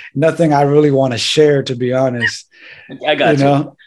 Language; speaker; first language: English; native; English